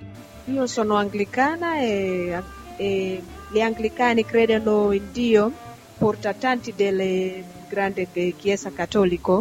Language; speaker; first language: Italian; non-native, learner; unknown